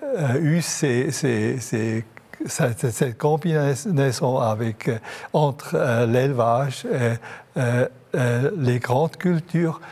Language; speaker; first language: French; non-native, local second language; German